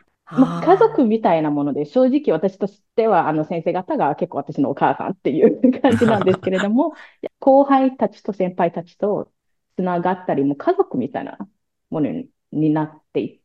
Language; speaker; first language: Japanese; non-native, fluent; Cantonese